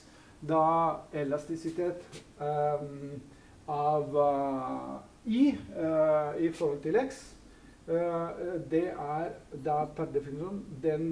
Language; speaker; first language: Norwegian; non-native, fluent; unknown